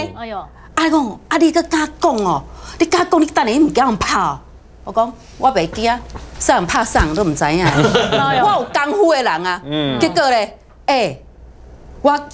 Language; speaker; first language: Min Nan Chinese; native; Min Nan Chinese